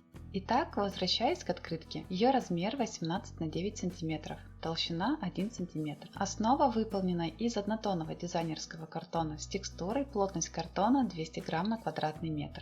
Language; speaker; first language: Russian; native; Russian